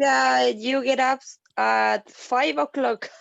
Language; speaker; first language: English; non-native, learner; Spanish